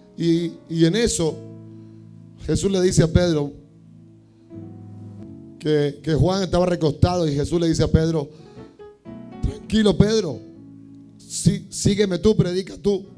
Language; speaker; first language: Spanish; native; Spanish